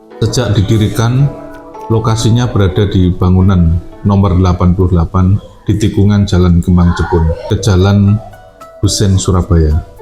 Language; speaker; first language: Indonesian; native; Indonesian